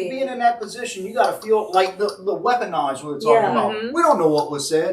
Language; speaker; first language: English; native; English